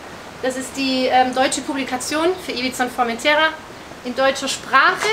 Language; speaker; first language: German; native; German